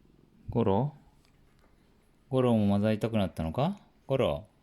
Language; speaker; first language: Japanese; native; Japanese